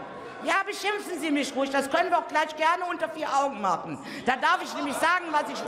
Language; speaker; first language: German; native; German